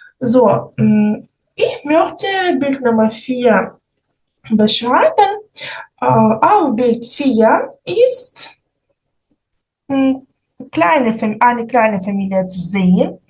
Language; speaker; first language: German; non-native, fluent; Ukrainian